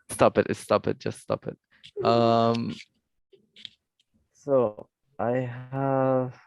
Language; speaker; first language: English; non-native, fluent; Portuguese